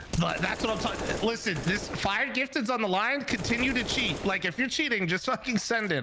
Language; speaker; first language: English; native; English